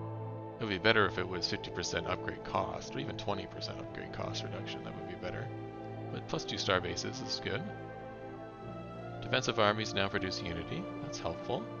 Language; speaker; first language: English; native; English